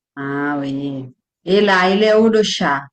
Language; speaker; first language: French; non-native, fluent; Portuguese